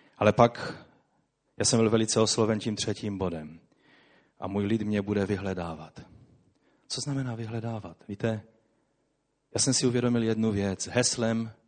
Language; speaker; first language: Czech; native; Czech